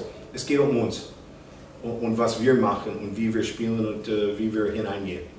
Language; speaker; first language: German; non-native, fluent; English